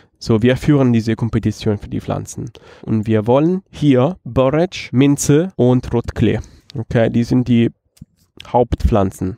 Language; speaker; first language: German; non-native, fluent; Italian